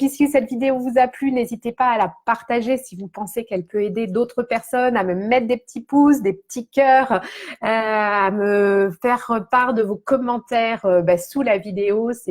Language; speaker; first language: French; native; French